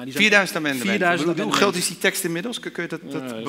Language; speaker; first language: Dutch; native; Dutch